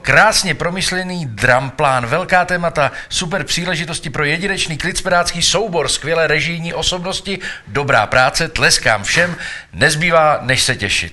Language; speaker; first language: Czech; native; Czech